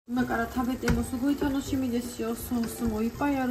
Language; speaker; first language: Japanese; non-native, learner; Georgian